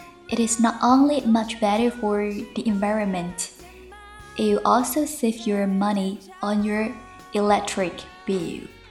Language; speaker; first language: English; non-native, fluent; Chinese